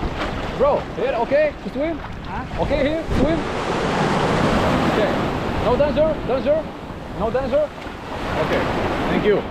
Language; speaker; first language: English; non-native, learner; French